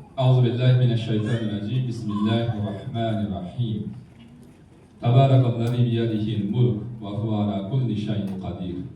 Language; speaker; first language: Indonesian; non-native, learner; Japanese